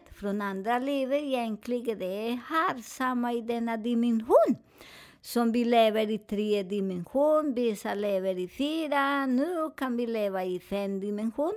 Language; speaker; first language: Swedish; non-native, fluent; Spanish